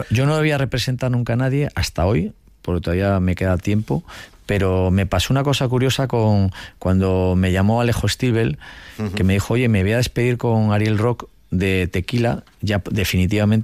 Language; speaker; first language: Spanish; native; Spanish